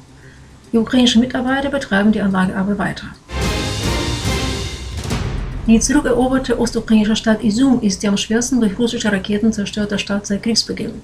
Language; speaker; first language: German; non-native, fluent; Ukrainian